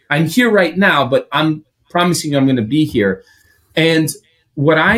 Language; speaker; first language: English; non-native, fluent; Greek